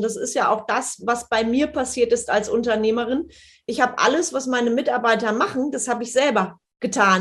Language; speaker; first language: German; native; German